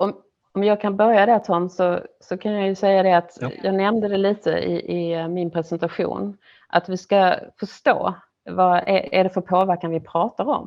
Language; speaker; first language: Swedish; native; Swedish